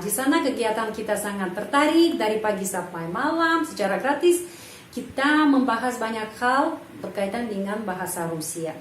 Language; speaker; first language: Indonesian; non-native, fluent; Russian